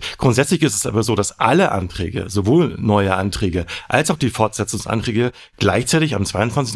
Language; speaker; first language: German; native; German